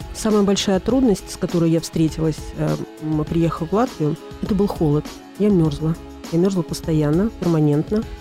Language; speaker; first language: Russian; native; Russian